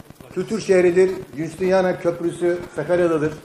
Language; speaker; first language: Turkish; native; Turkish